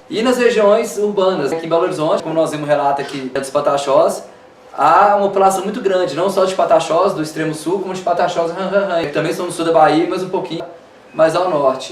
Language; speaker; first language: Portuguese; native; Portuguese